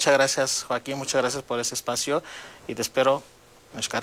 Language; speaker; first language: Spanish; non-native, fluent; Greek